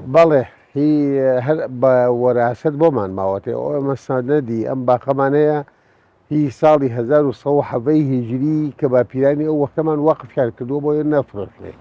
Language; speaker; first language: Central Kurdish; non-native, local second language; Gurani